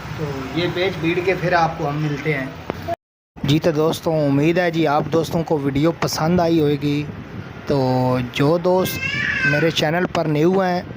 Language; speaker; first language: Urdu; non-native, local second language; Punjabi